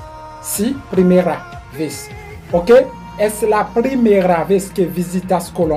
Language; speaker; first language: Spanish; non-native, learner; Haitian Creole